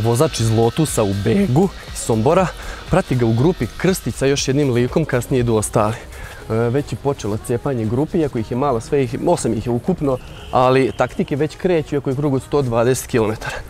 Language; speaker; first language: Serbian; native; Serbian